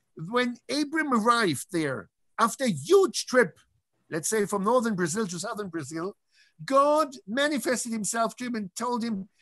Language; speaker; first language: English; non-native, fluent; Hebrew